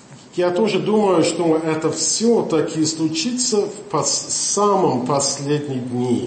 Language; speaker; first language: Russian; non-native, learner; English